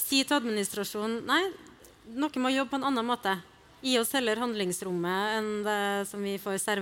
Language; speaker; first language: Norwegian; native; Norwegian